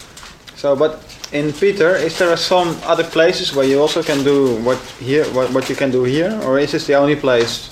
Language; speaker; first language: English; non-native, fluent; Dutch